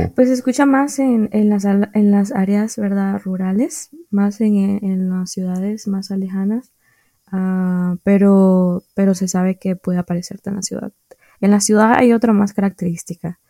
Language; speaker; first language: Spanish; native; Spanish